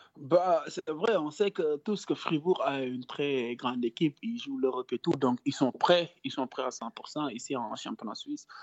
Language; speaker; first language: French; non-native, local second language; Wolof